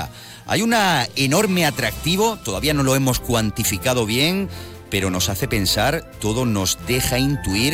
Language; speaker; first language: Spanish; native; Spanish